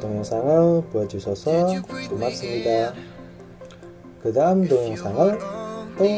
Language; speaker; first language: Korean; non-native, fluent; Indonesian